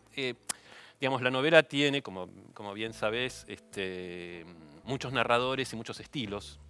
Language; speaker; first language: Spanish; native; Spanish